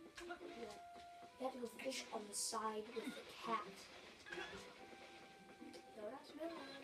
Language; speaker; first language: English; native; English